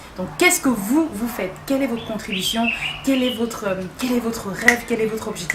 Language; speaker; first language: French; native; French